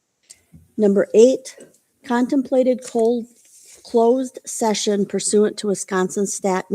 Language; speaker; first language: English; native; English